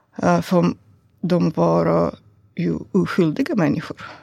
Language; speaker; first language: Swedish; non-native, learner; Russian